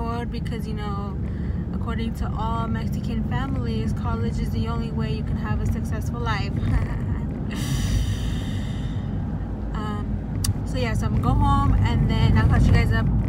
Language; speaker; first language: English; early bilingual, other home language; Spanish